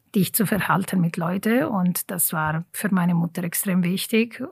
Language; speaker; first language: German; non-native, fluent; Italian